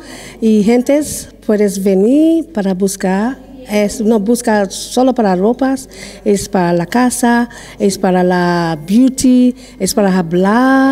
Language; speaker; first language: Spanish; non-native, learner; English